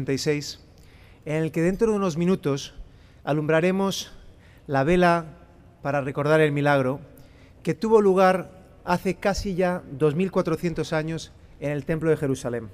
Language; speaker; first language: Spanish; native; Spanish